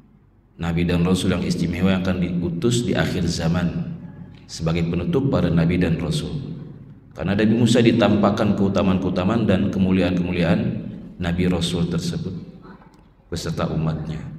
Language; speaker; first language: Indonesian; native; Indonesian